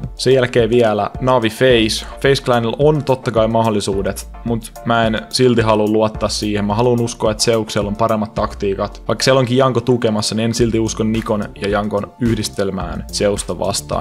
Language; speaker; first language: Finnish; native; Finnish